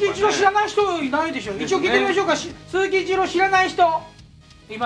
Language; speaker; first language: Japanese; native; Japanese